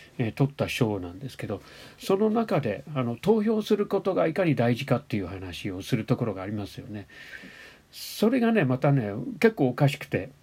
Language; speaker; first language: Japanese; non-native, fluent; English